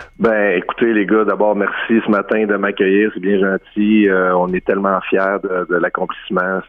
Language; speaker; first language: French; native; French